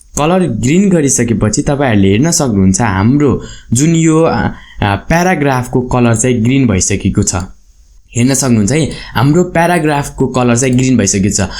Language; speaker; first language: Nepali; non-native, local second language; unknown